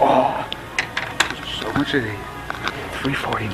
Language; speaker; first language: English; native; English